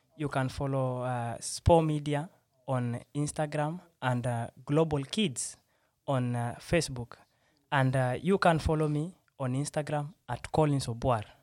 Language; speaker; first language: English; non-native, local second language; Swahili